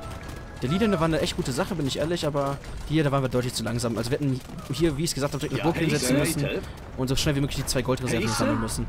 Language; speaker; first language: German; native; German